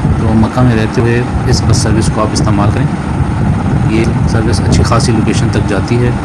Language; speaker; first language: Urdu; non-native, local second language; Punjabi